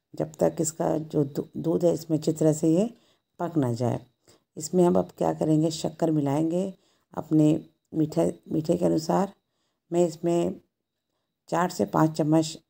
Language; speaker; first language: Hindi; native; Hindi